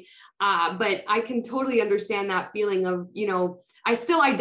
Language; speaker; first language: English; non-native, fluent; Polish